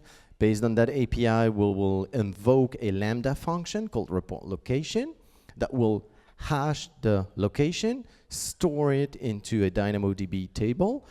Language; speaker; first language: English; non-native, fluent; French